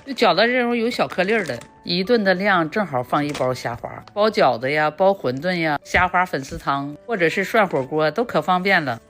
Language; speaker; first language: Chinese; native; Chinese